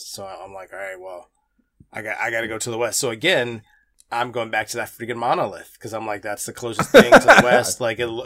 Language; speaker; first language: English; native; English